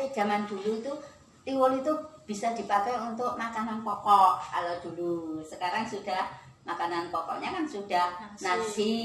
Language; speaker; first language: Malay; non-native, local second language; Javanese